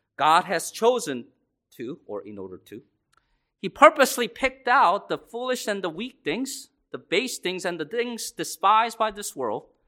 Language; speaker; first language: English; native; English